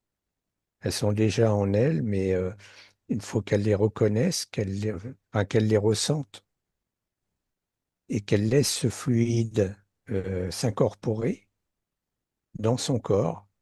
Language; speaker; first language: French; native; French